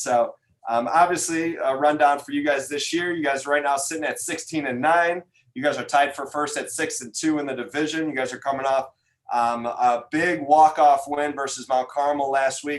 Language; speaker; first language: English; native; English